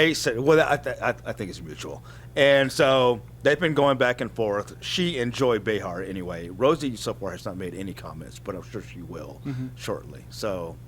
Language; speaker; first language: English; native; English